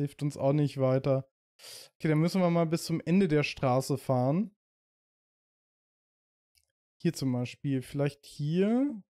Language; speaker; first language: German; native; German